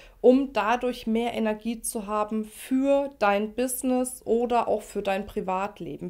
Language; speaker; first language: German; native; German